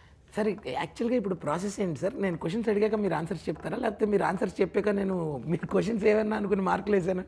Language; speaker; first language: Telugu; native; Telugu